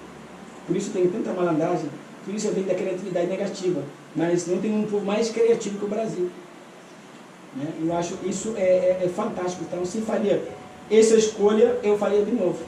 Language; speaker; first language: Portuguese; non-native, fluent; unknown